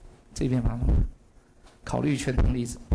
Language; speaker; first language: Chinese; native; Chinese